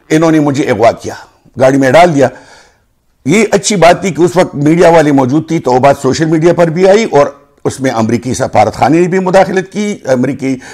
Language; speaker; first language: Urdu; non-native, local second language; Pashto